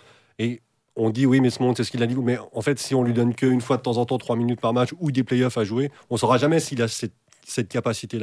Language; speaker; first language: French; native; French